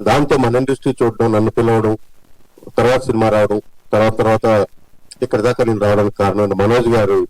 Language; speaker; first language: Telugu; native; Telugu